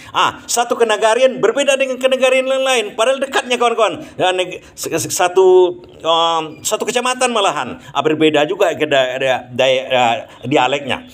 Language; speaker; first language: Indonesian; non-native, local second language; Minangkabau